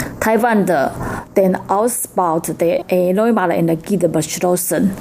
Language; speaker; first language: German; non-native, learner; Chinese